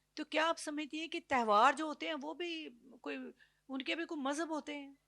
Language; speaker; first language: Urdu; non-native, local second language; Punjabi